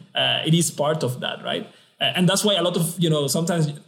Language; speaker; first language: English; non-native, fluent; Spanish